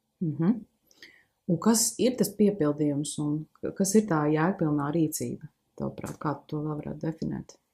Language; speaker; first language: Latvian; native; Latvian